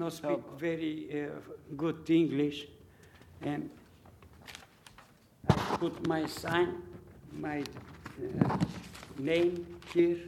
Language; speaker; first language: English; non-native, learner; Bulgarian